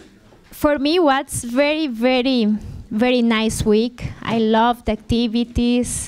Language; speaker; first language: English; non-native, learner; Portuguese